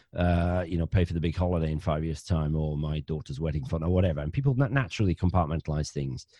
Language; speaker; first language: English; native; English